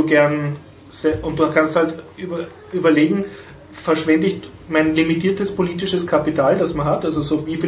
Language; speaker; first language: German; native; German